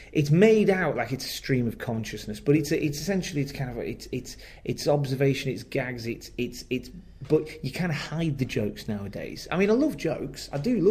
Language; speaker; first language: English; native; English